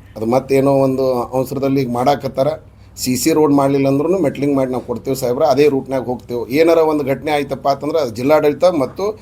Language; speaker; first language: Kannada; non-native, local second language; Urdu